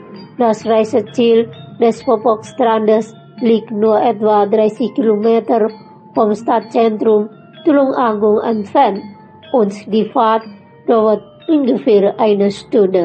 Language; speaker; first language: German; non-native, fluent; Indonesian